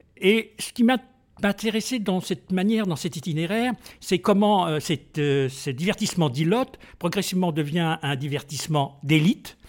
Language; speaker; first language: French; native; French